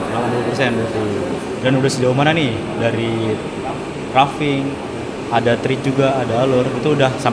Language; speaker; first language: Indonesian; native; Indonesian